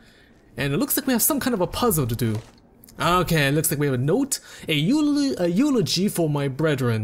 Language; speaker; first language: English; native; English